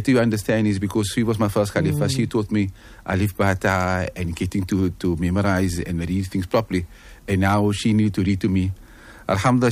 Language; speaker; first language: English; non-native, local second language; Afrikaans